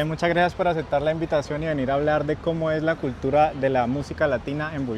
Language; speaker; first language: Spanish; native; Spanish